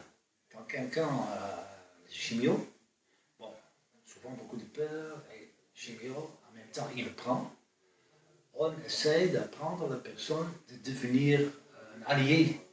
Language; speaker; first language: French; non-native, fluent; Dutch